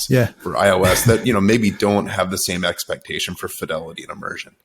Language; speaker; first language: English; native; English